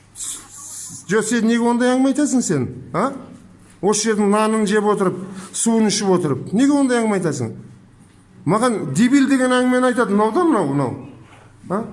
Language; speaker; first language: Kazakh; native; Kazakh